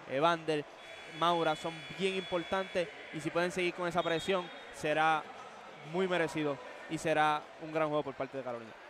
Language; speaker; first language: Spanish; native; Spanish